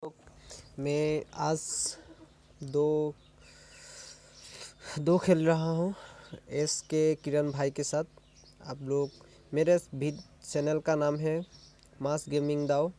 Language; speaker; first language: Hindi; non-native, local second language; Assamese